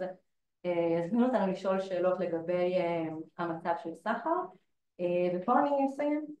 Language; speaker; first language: Hebrew; native; Hebrew